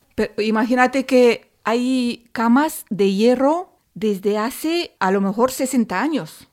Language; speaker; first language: Spanish; non-native, fluent; Romanian